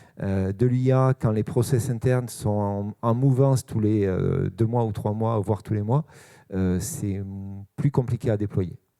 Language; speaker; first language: French; native; French